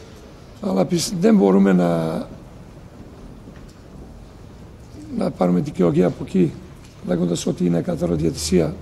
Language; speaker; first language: Greek; non-native, fluent; Serbian